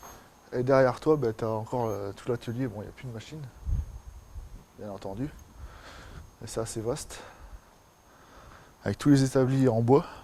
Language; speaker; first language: French; native; French